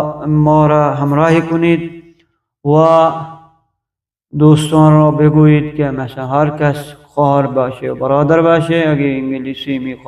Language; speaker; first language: Persian; non-native, fluent; Urdu